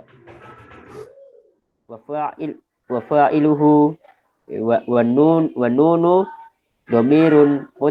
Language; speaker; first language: Arabic; non-native, learner; Indonesian